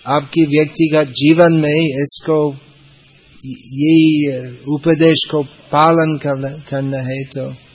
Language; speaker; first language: Hindi; non-native, fluent; English